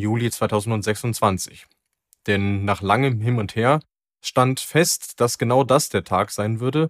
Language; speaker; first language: German; native; German